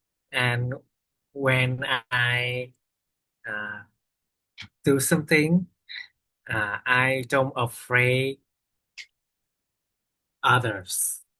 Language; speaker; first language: English; non-native, learner; Vietnamese